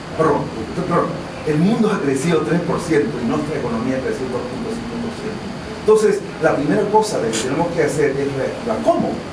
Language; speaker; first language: Spanish; non-native, local second language; Shipibo-Conibo